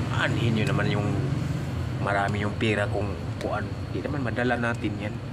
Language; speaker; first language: Filipino; non-native, local second language; Cebuano